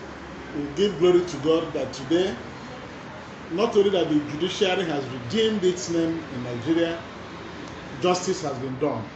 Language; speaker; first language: English; non-native, local second language; Igbo